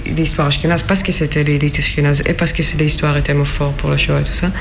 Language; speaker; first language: French; non-native, fluent; Hebrew